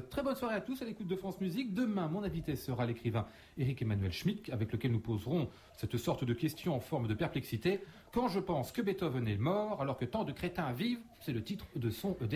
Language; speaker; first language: French; native; French